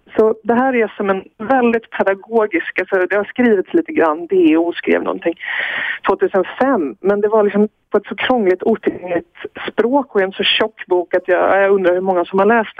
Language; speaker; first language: Swedish; native; Swedish